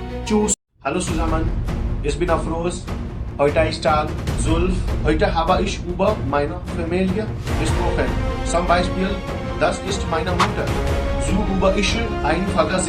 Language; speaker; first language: German; non-native, learner; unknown